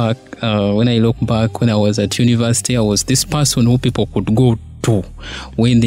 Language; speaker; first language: English; non-native, local second language; Ganda